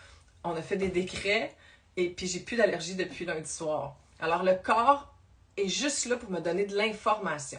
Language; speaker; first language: French; native; French